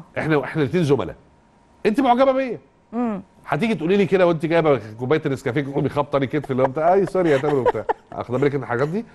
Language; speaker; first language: Arabic; native; Arabic